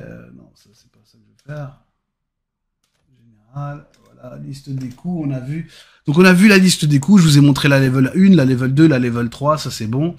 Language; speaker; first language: French; native; French